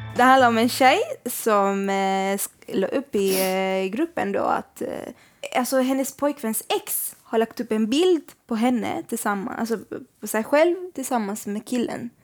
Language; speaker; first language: Swedish; native; Swedish